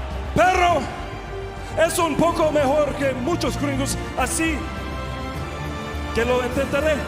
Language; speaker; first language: Spanish; non-native, learner; English